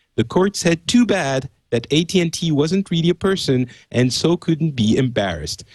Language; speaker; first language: English; non-native, fluent; French